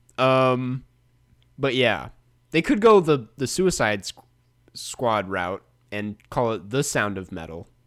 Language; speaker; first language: English; native; English